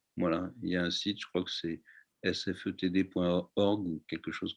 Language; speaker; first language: French; native; French